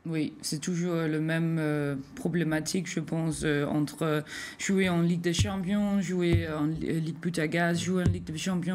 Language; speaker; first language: French; non-native, fluent; Danish